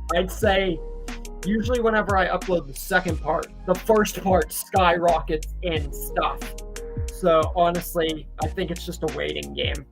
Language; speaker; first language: English; native; English